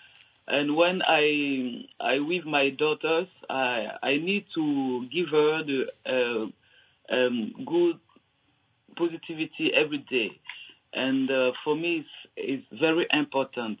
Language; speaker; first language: English; non-native, learner; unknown